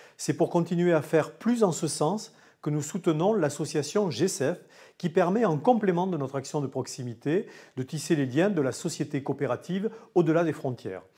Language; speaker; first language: French; native; French